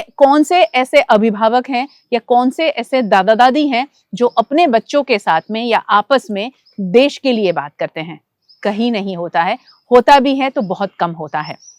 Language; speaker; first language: Hindi; non-native, local second language; Gujarati